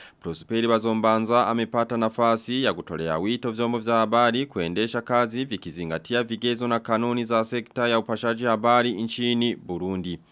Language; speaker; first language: Swahili; non-native, local second language; Rundi